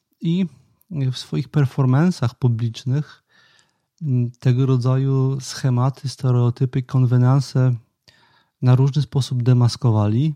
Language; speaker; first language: Polish; native; Polish